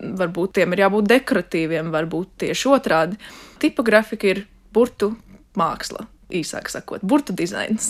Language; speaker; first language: Latvian; non-native, local second language; Russian